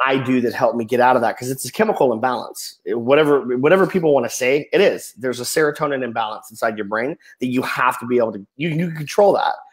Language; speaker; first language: English; native; English